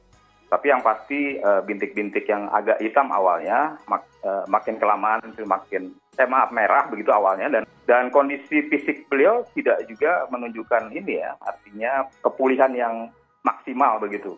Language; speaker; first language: Indonesian; native; Indonesian